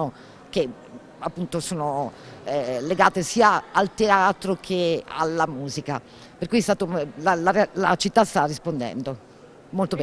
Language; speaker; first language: Italian; native; Italian